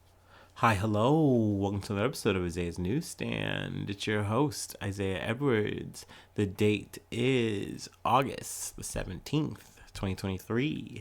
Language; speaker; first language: English; native; English